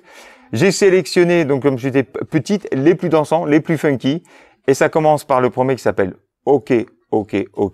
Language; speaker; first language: French; native; French